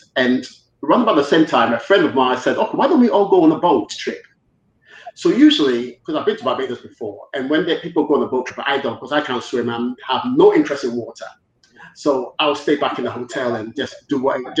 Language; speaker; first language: English; native; English